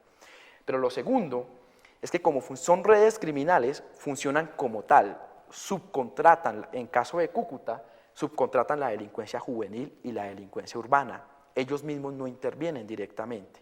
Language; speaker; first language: Spanish; native; Spanish